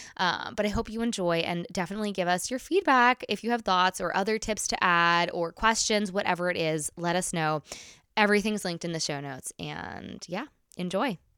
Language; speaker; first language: English; native; English